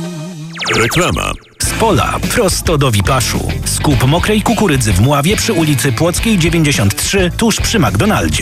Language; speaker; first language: Polish; native; Polish